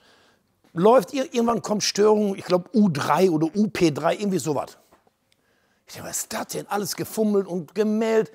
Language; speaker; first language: German; native; German